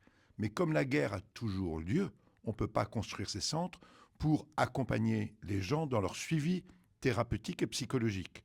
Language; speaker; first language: French; native; French